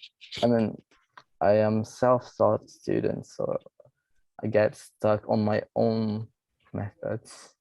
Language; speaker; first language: English; non-native, fluent; Portuguese